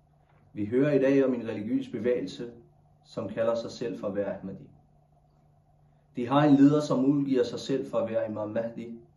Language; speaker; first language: Danish; non-native, local second language; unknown